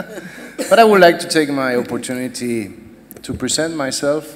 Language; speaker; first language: English; non-native, fluent; Spanish